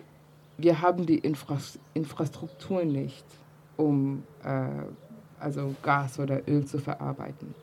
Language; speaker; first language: German; early bilingual, other home language; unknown